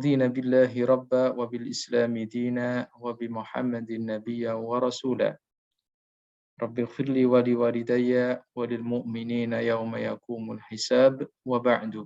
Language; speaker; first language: Arabic; non-native, fluent; Indonesian